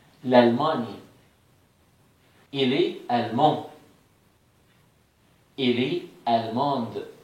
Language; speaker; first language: French; non-native, fluent; Arabic